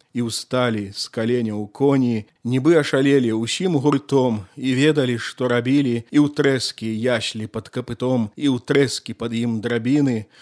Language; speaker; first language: Belarusian; native; Belarusian